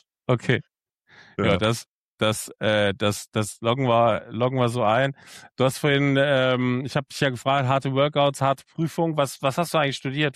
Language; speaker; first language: German; native; German